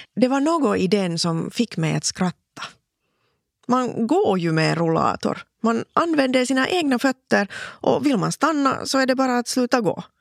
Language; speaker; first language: Swedish; non-native, local second language; Finnish